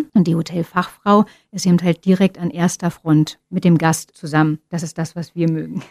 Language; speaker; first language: German; native; German